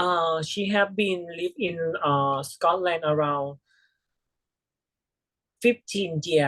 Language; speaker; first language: English; non-native, learner; Thai